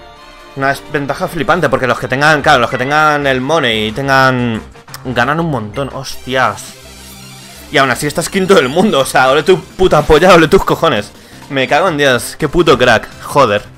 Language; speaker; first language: Spanish; native; Spanish